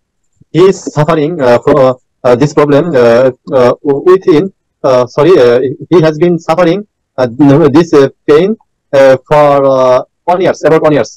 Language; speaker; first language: English; non-native, learner; Bangla